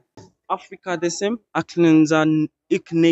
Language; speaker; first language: Turkish; non-native, learner; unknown